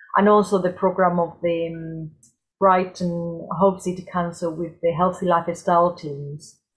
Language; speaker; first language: English; non-native, fluent; Spanish